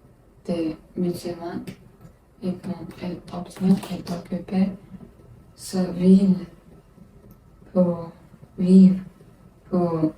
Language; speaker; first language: French; non-native, learner; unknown